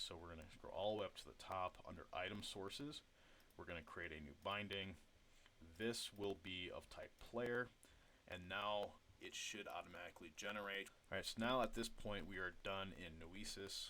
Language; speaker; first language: English; native; English